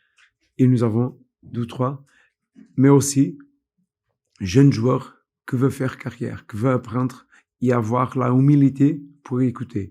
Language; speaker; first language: French; non-native, fluent; Portuguese